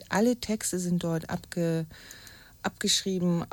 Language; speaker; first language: German; native; German